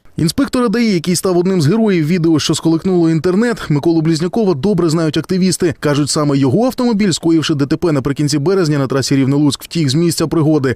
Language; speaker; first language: Ukrainian; native; Ukrainian